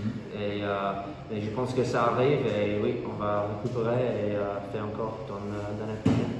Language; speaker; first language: French; non-native, learner; English